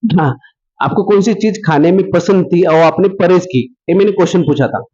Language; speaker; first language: Hindi; non-native, local second language; Marathi